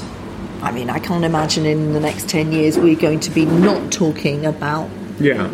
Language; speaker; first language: English; native; English